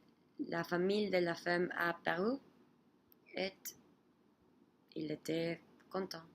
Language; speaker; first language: French; non-native, learner; Spanish